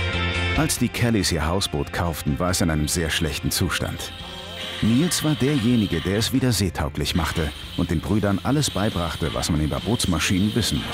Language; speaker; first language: German; native; German